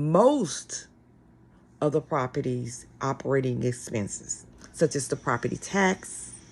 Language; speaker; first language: English; native; English